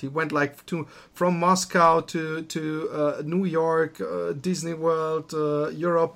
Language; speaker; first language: English; non-native, fluent; German